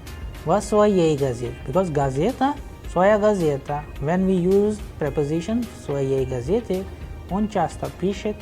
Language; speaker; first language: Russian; non-native, fluent; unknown